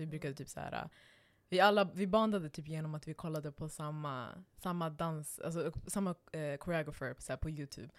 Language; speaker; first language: Swedish; non-native, local second language; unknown